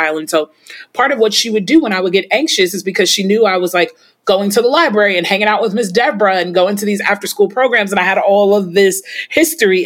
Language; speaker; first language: English; native; English